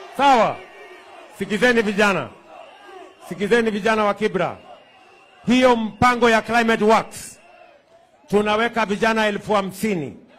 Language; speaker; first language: Swahili; non-native, local second language; Kalenjin